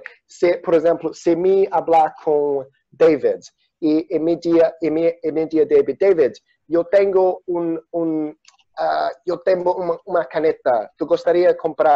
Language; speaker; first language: Spanish; non-native, learner; Portuguese